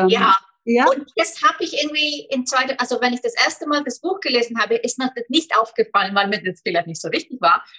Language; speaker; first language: German; non-native, fluent; Icelandic